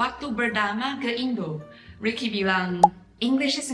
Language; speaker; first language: Indonesian; non-native, fluent; Chinese